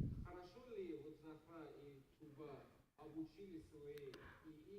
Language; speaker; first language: Russian; non-native, learner; Persian